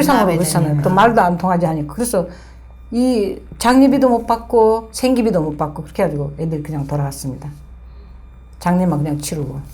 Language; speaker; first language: Korean; early bilingual, heritage; Korean